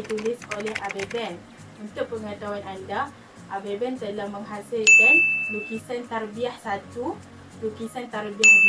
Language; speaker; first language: Malay; native; Malay